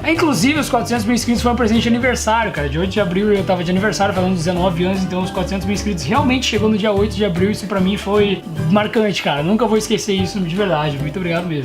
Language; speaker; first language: Portuguese; native; Portuguese